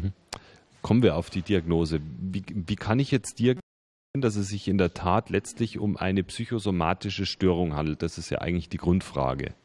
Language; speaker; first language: German; native; German